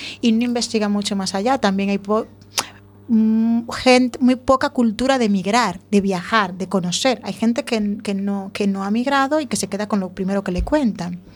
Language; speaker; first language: Spanish; native; Spanish